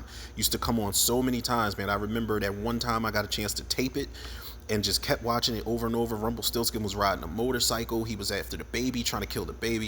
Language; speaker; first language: English; native; English